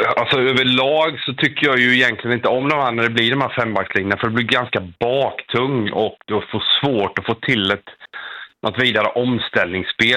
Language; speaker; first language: Swedish; native; Swedish